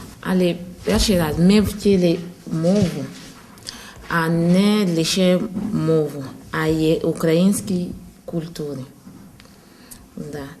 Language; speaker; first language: Ukrainian; non-native, learner; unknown